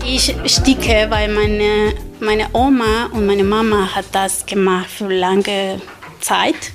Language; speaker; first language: German; non-native, learner; Spanish